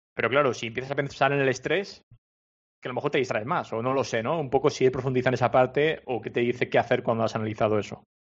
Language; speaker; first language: Spanish; native; Spanish